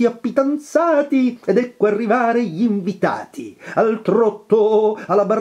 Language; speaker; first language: Italian; native; Italian